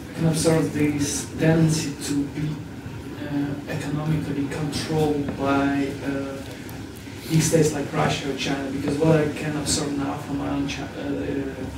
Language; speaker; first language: English; non-native, fluent; Russian